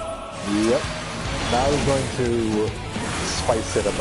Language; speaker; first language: English; native; English